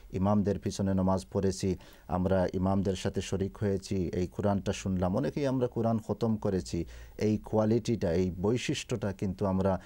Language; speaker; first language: Bangla; native; Bangla